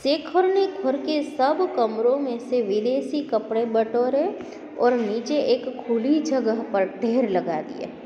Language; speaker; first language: Hindi; non-native, local second language; Gujarati